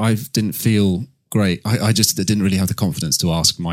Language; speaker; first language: English; native; English